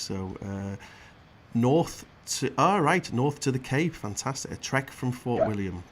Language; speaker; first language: English; native; English